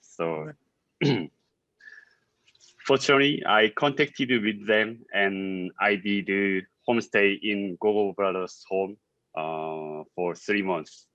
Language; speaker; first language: English; non-native, learner; Korean